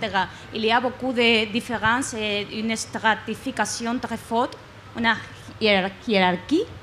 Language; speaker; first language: French; non-native, learner; Spanish